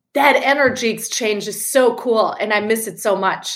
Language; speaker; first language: English; non-native, fluent; German